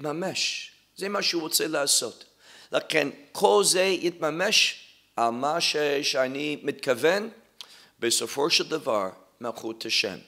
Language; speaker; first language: Hebrew; non-native, fluent; English